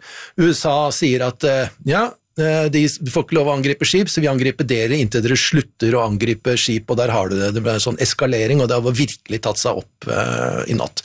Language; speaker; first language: Norwegian; native; Norwegian